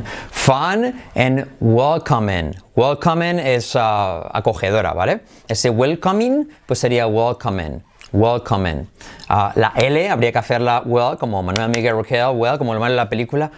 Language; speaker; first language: Spanish; native; Spanish